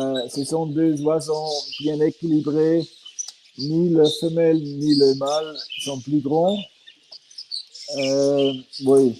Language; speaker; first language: French; non-native, fluent; Swiss German